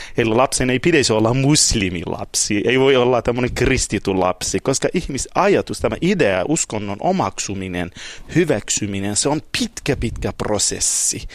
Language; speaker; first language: Finnish; non-native, fluent; Kurdish